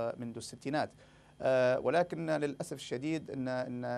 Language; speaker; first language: Arabic; native; Arabic